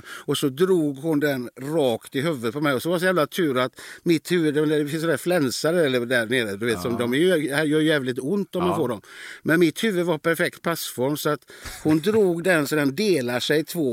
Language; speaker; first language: Swedish; native; Swedish